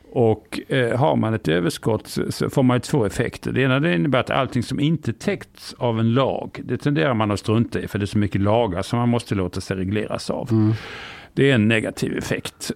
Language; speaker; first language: Swedish; native; Swedish